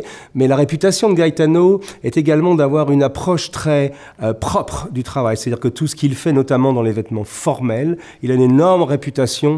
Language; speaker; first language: French; native; French